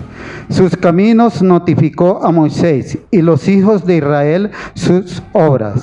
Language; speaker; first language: Spanish; native; Spanish